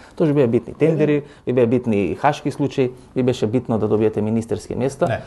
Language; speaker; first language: Macedonian; non-native, local second language; Albanian